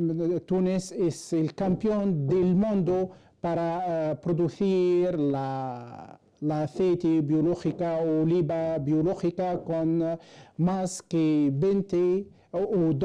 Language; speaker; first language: Spanish; non-native, fluent; Arabic